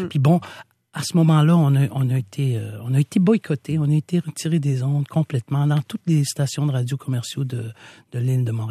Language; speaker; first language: French; non-native, local second language; Innu-aimun